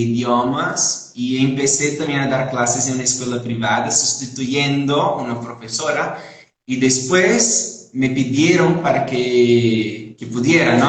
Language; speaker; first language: Spanish; non-native, fluent; Portuguese